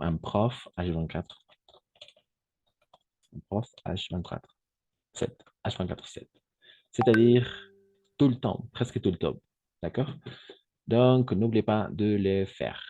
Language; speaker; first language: French; non-native, fluent; Spanish